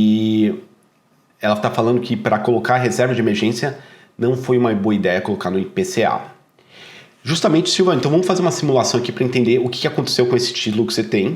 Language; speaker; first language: Portuguese; native; Portuguese